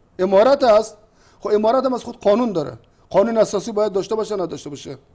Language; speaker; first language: Persian; native; Persian